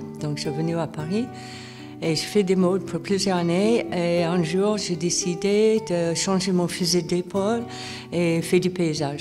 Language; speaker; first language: French; non-native, fluent; English